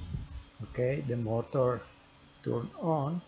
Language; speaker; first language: English; non-native, learner; Portuguese